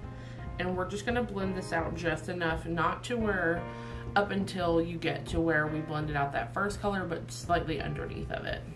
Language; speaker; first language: English; native; English